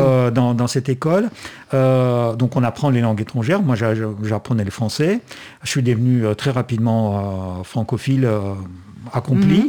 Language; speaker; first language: French; non-native, fluent; Russian